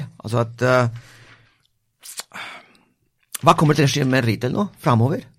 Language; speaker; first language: Norwegian; non-native, fluent; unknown